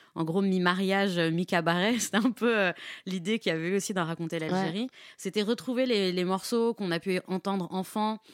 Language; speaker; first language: French; native; French